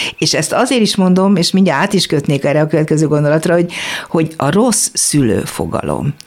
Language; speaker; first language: Hungarian; native; Hungarian